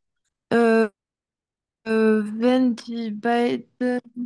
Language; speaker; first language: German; non-native, learner; French